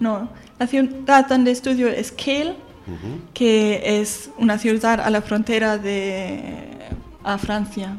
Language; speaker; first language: Spanish; non-native, fluent; German